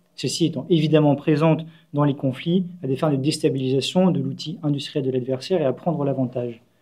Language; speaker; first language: French; native; French